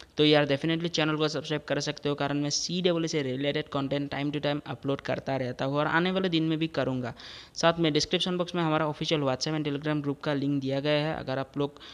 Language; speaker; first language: Hindi; non-native, local second language; Assamese